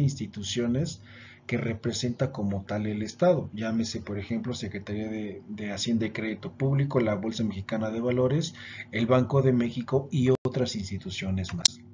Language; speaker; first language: Spanish; native; Spanish